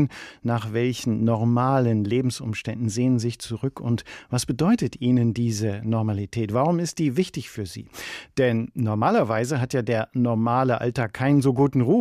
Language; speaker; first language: German; native; German